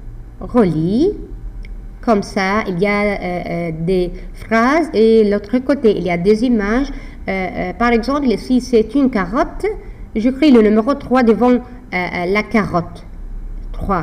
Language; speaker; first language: French; non-native, fluent; Arabic